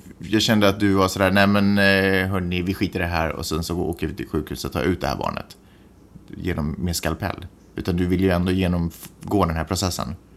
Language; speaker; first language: Swedish; native; Swedish